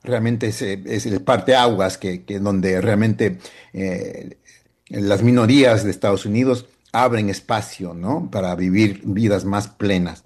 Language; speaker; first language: Spanish; early bilingual, heritage; Spanish